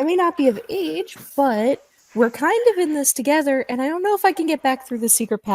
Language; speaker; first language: English; native; English